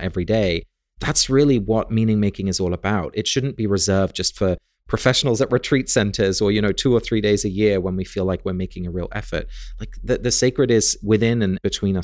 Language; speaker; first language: English; native; English